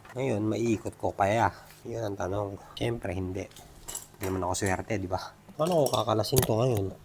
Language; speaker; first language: Filipino; non-native, local second language; Iloko